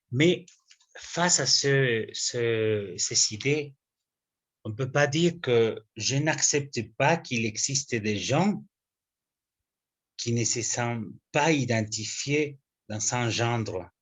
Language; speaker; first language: French; non-native, fluent; Spanish